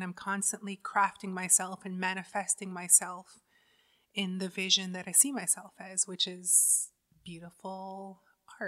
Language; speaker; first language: English; native; English